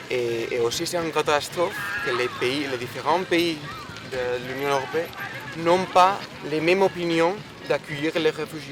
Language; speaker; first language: French; non-native, fluent; Spanish